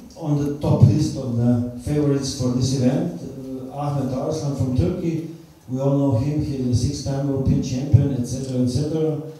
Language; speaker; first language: English; non-native, fluent; Slovenian